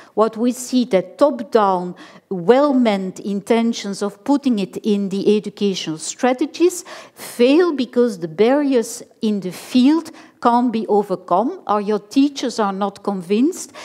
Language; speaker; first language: English; non-native, fluent; Dutch